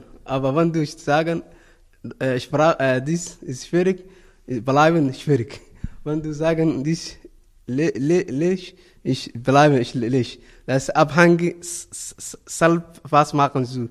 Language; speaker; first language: German; non-native, learner; Somali